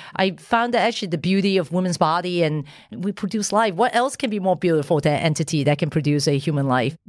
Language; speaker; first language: English; non-native, local second language; Cantonese